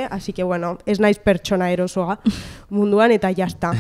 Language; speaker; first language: Basque; native; Basque